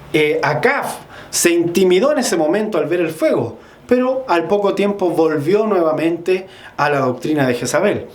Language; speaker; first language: Spanish; native; Spanish